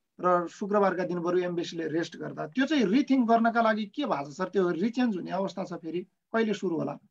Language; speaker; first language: Nepali; native; Nepali